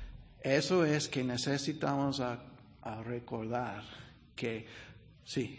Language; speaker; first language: Spanish; non-native, learner; English